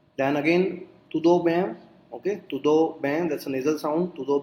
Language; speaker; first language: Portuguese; non-native, learner; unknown